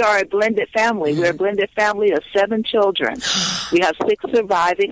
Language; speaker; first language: English; native; English